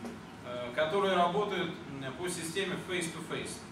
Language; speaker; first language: Russian; native; Russian